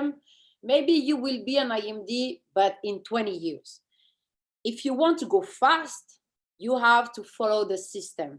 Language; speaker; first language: English; non-native, fluent; French